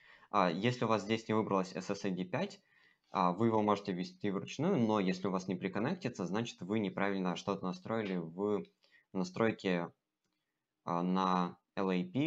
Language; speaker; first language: Russian; native; Russian